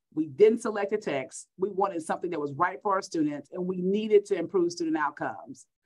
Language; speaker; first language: English; native; English